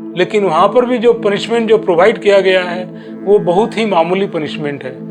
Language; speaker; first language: Hindi; non-native, local second language; Bangla